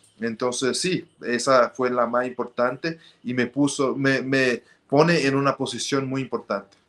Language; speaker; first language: Spanish; early bilingual, heritage; Spanish